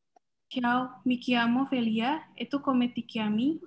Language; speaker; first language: Italian; non-native, learner; Indonesian